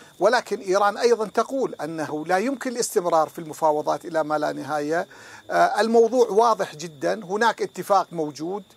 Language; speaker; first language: Arabic; non-native, fluent; Persian